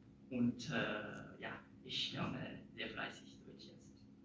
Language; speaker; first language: German; non-native, learner; Japanese